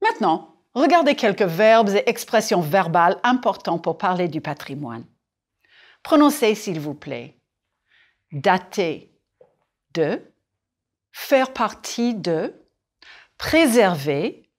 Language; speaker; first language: French; non-native, fluent; English